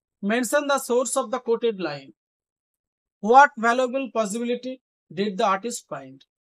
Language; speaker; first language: English; non-native, local second language; Bangla